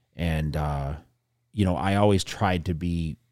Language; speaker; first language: English; native; English